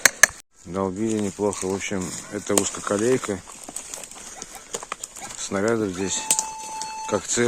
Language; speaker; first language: Russian; native; Russian